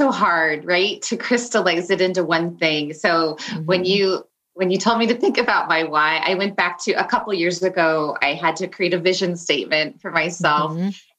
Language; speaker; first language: English; native; English